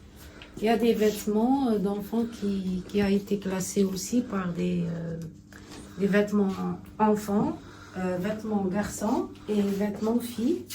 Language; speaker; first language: French; non-native, learner; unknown